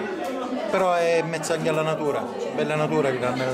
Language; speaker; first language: Italian; native; Italian